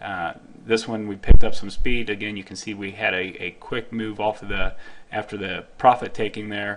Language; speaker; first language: English; native; English